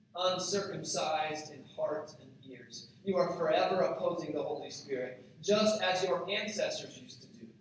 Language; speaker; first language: English; native; English